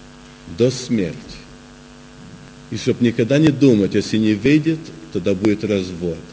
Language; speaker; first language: Russian; early bilingual, heritage; Russian